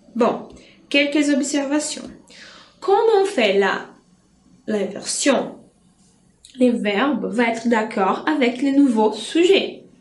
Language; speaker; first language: French; non-native, fluent; Portuguese